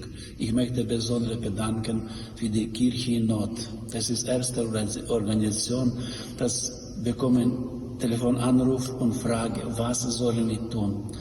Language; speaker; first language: German; non-native, learner; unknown